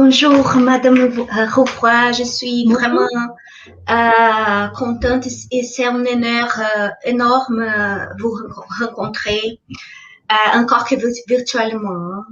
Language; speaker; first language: French; non-native, fluent; Portuguese